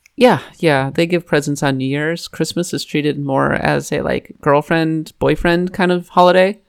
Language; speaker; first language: English; native; English